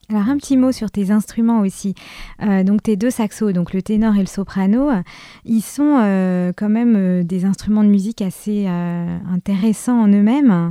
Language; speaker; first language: French; native; French